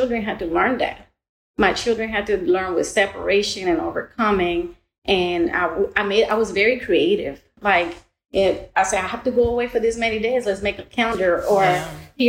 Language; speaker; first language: English; early bilingual, other home language; Spanish